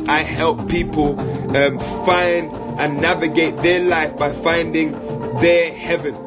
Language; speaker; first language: English; native; English